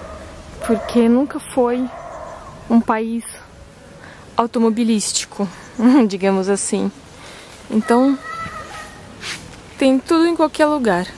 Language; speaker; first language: Portuguese; non-native, fluent; Russian